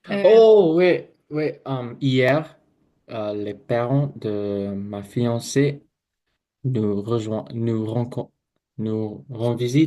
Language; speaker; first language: French; non-native, learner; English